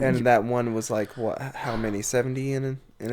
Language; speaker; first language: English; native; English